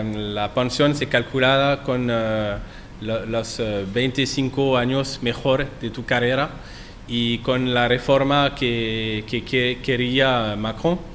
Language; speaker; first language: Spanish; non-native, learner; French